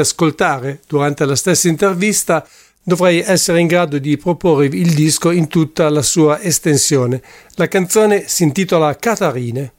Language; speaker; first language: Italian; native; Italian